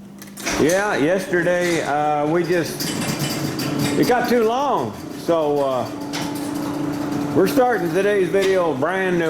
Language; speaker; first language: English; native; English